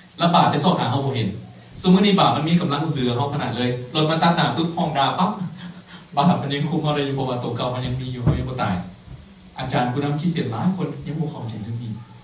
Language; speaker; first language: Thai; non-native, local second language; Lao